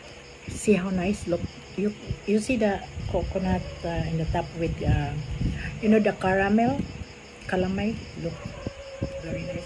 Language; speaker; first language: English; non-native, local second language; Cebuano